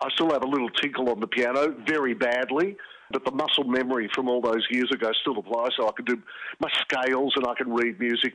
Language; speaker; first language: English; early bilingual, other home language; Greek